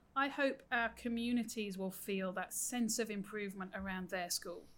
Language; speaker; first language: English; native; English